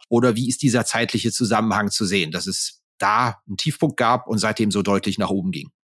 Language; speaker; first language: German; native; German